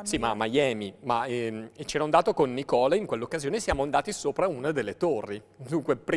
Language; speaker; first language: Italian; native; Italian